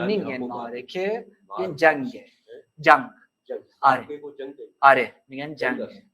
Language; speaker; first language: Persian; non-native, fluent; Urdu